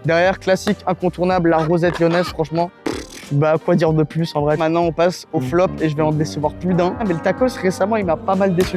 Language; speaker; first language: French; native; French